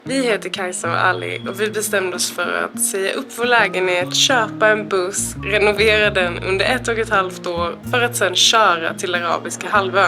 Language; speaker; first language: Swedish; native; Swedish